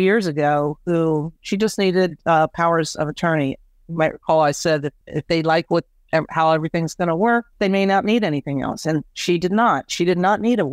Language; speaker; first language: English; native; English